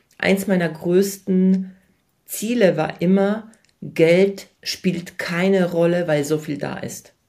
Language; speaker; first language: German; early bilingual, other home language; Polish